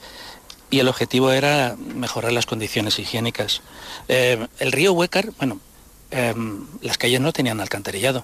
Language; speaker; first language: Spanish; native; Spanish